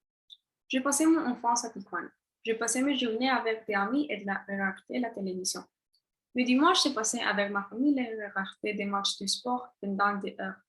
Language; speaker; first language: French; non-native, learner; Spanish